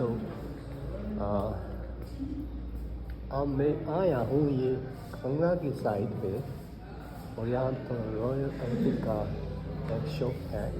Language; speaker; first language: Hindi; non-native, local second language; Tibetan